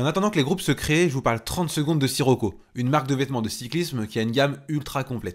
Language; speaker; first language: French; native; French